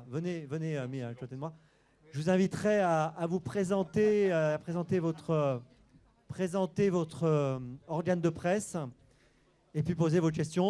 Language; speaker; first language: French; native; French